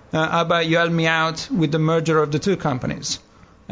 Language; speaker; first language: English; non-native, fluent; Italian